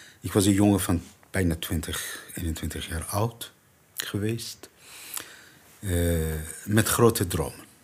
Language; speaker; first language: Dutch; non-native, learner; Persian